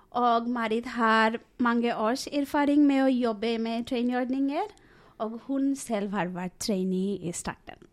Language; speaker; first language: Norwegian; non-native, fluent; Bangla